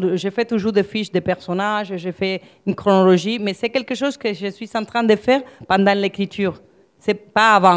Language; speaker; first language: French; non-native, fluent; Spanish